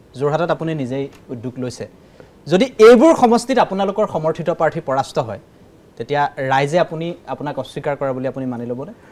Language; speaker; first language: Assamese; native; Assamese